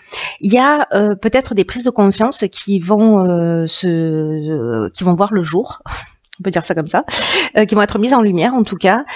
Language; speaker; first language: French; native; French